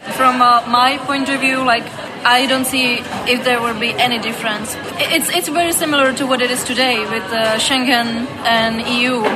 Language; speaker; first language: English; non-native, fluent; Czech